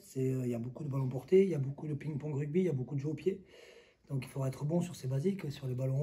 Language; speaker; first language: French; native; French